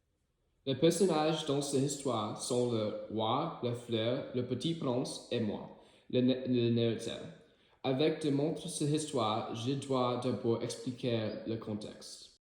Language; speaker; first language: French; non-native, learner; English